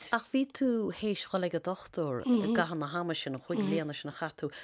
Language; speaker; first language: Irish; native; Irish